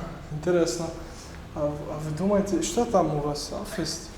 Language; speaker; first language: Russian; non-native, learner; French